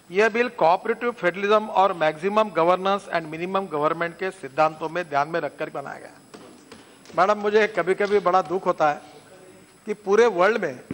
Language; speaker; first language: Hindi; non-native, local second language; Marathi